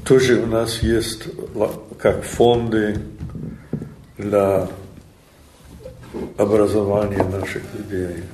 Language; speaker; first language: Russian; non-native, fluent; English